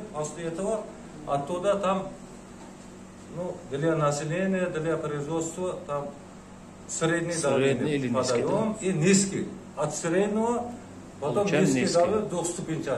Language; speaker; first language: Russian; non-native, local second language; Uzbek